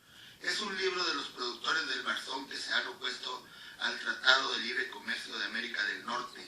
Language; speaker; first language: Spanish; native; Spanish